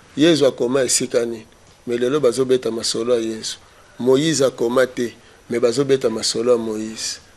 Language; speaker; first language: Lingala; non-native, local second language; Kongo